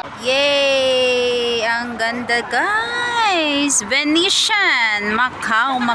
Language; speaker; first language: Filipino; native; Filipino